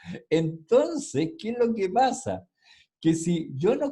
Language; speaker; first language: Spanish; native; Spanish